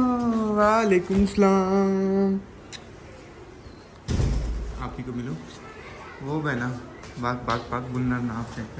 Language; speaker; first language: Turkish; non-native, learner; Urdu